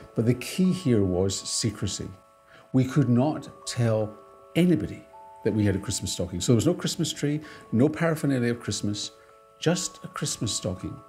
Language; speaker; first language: English; native; English